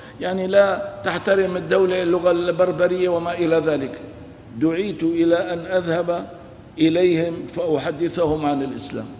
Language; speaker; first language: Arabic; non-native, local second language; Kurdish